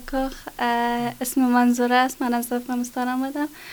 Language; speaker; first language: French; non-native, learner; Persian